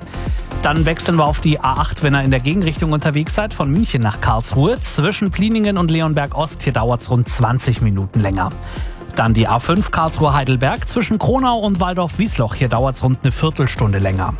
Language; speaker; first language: German; native; German